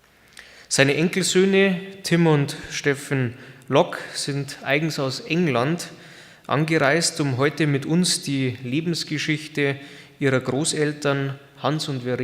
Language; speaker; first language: German; native; German